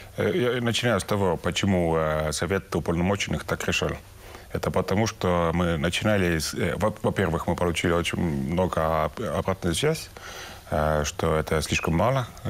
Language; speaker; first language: Russian; non-native, local second language; Estonian